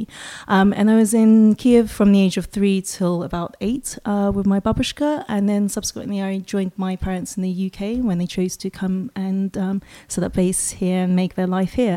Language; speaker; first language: English; non-native, local second language; Russian